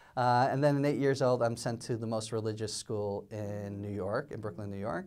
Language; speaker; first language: English; native; English